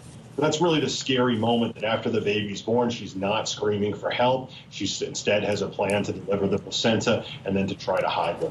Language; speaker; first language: English; native; English